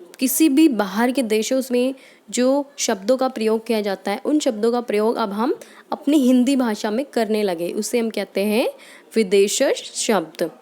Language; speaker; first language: Hindi; native; Hindi